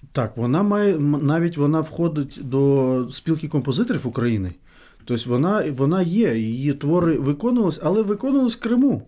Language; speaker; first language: Ukrainian; non-native, fluent; Crimean Tatar